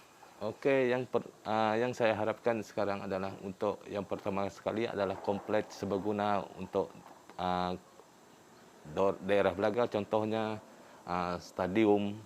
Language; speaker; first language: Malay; non-native, local second language; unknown